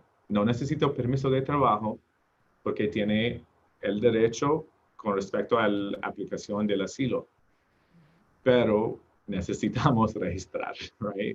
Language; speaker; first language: Spanish; non-native, learner; English